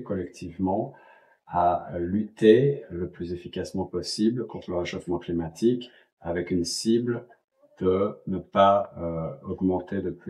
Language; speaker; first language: French; native; French